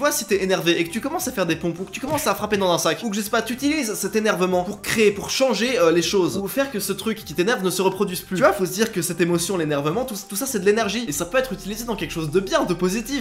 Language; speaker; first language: French; native; French